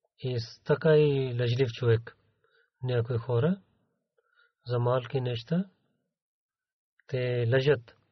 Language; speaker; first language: Bulgarian; non-native, learner; Urdu